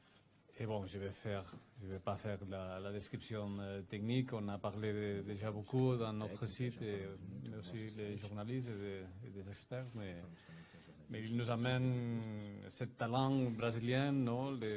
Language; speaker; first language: French; non-native, fluent; Spanish